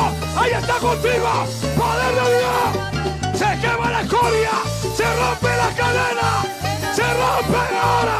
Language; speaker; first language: Spanish; native; Spanish